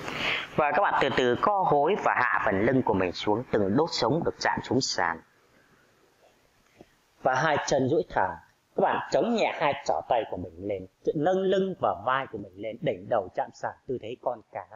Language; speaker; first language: Vietnamese; native; Vietnamese